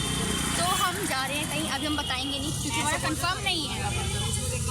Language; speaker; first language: Hindi; native; Hindi